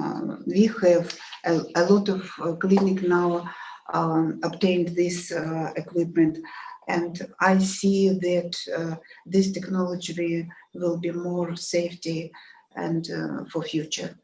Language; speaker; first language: English; non-native, learner; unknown